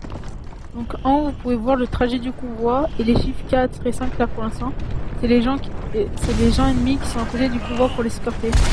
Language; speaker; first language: French; native; French